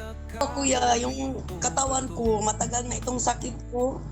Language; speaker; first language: Filipino; non-native, local second language; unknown